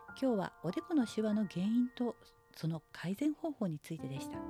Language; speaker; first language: Japanese; native; Japanese